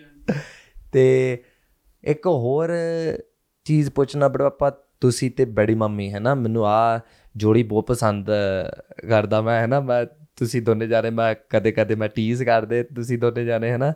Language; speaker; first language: Punjabi; early bilingual, heritage; Punjabi